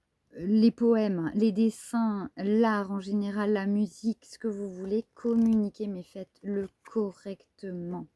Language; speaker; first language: French; native; French